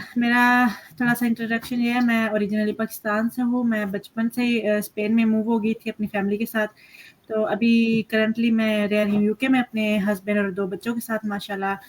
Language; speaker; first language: Urdu; early bilingual, heritage; Hindi